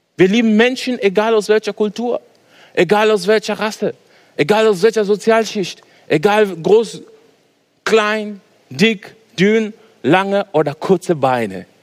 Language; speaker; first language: German; non-native, fluent; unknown